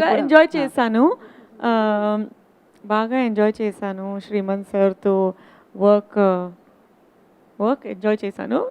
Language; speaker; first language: Telugu; non-native, fluent; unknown